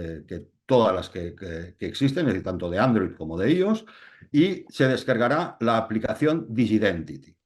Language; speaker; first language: Spanish; native; Spanish